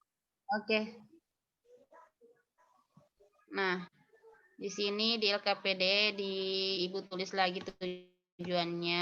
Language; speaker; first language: Indonesian; non-native, local second language; Buginese